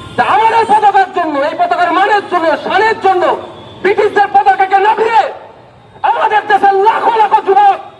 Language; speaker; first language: Bangla; native; Bangla